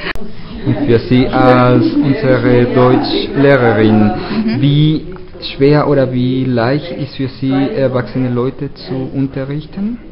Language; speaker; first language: German; non-native, learner; Spanish